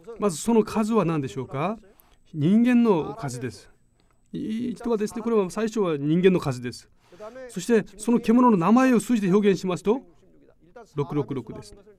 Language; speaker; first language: Japanese; non-native, fluent; Korean